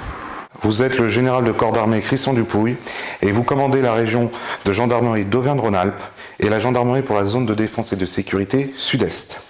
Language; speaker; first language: French; native; French